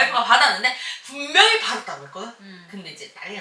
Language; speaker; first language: Korean; native; Korean